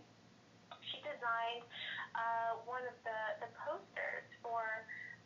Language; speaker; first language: English; native; English